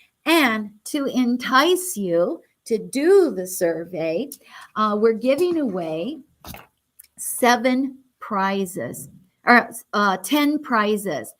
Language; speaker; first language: English; native; English